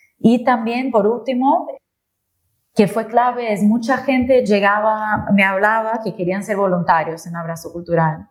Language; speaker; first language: Spanish; non-native, fluent; Portuguese